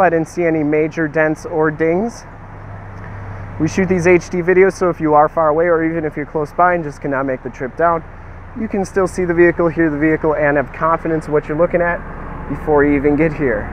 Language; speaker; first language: English; native; English